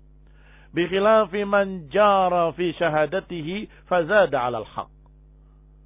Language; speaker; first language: Arabic; non-native, fluent; Indonesian